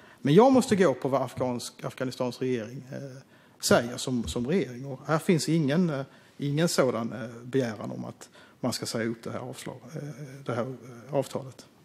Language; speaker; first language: Swedish; native; Swedish